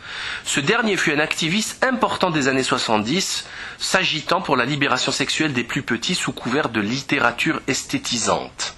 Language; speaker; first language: French; native; French